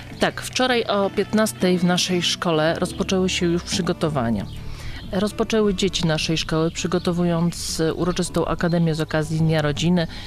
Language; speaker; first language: Polish; native; Polish